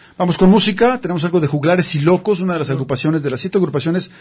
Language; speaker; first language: Spanish; native; Spanish